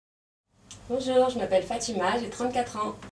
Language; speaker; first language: French; native; French